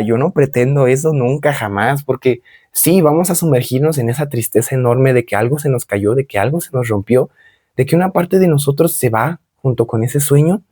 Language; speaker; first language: Spanish; native; Spanish